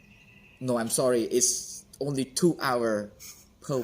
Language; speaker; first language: English; non-native, fluent; Khmer